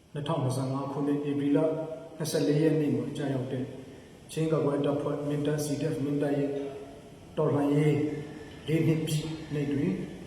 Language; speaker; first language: Burmese; non-native, local second language; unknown